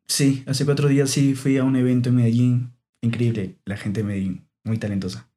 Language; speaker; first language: Spanish; native; Spanish